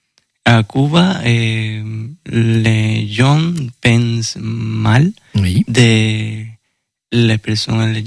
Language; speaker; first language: French; non-native, learner; Spanish